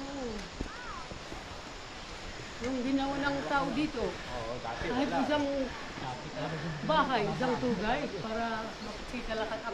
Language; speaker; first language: Filipino; non-native, local second language; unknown